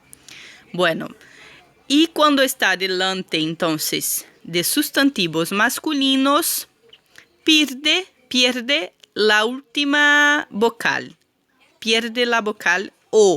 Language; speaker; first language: Spanish; non-native, fluent; Portuguese